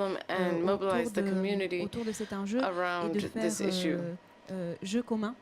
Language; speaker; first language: French; native; French